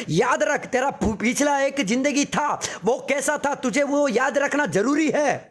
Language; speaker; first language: Hindi; non-native, local second language; Telugu